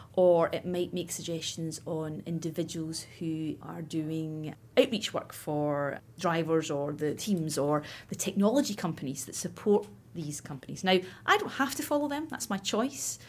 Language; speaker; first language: English; native; English